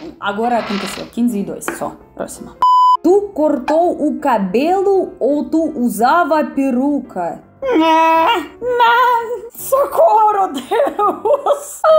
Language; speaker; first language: Portuguese; non-native, fluent; Russian